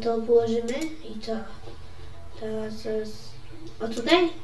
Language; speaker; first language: Polish; early bilingual, heritage; Polish